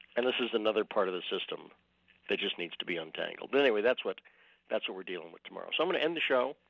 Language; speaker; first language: English; native; English